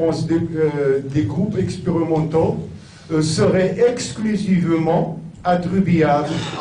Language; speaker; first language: French; non-native, local second language; Arabic